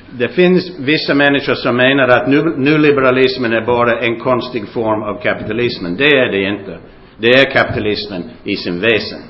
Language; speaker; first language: Swedish; non-native, fluent; English